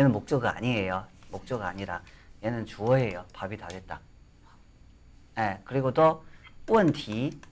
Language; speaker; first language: Korean; non-native, fluent; Chinese